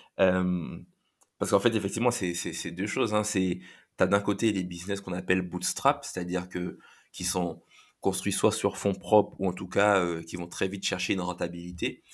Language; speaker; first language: French; native; French